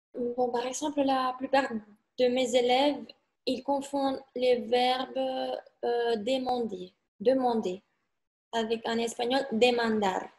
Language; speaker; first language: French; non-native, fluent; Spanish